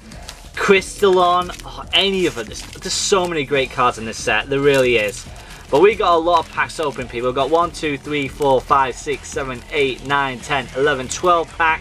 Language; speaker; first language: English; native; English